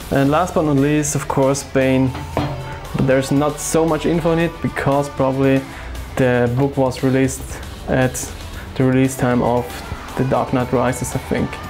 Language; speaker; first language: English; non-native, fluent; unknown